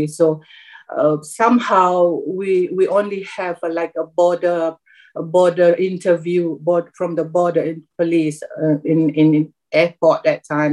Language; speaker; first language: English; non-native, local second language; Malay